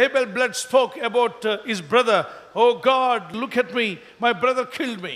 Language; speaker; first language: English; non-native, local second language; Telugu